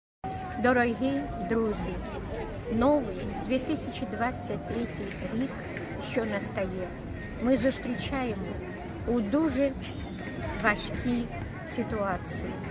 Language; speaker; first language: Ukrainian; non-native, local second language; Russian